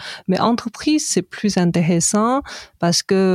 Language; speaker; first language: French; non-native, fluent; Chinese